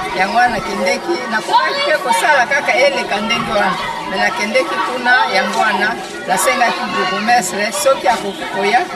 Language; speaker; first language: Lingala; native; Lingala